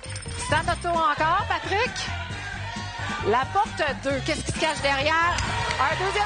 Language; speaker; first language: French; native; French